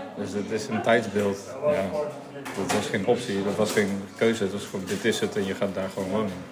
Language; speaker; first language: Dutch; native; Dutch